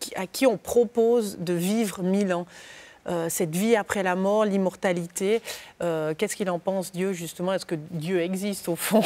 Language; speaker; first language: French; native; French